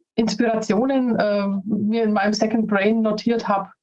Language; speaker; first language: German; non-native, fluent; Spanish